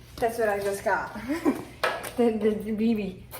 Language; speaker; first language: English; native; English